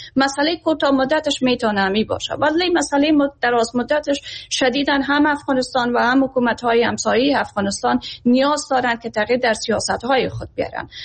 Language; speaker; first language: Persian; native; Persian